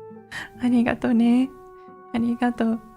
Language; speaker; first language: Japanese; non-native, learner; English